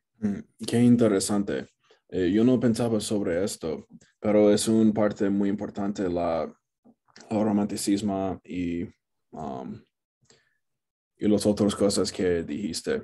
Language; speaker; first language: Spanish; non-native, learner; English